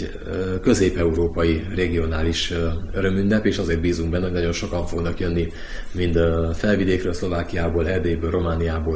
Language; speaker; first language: Hungarian; native; Hungarian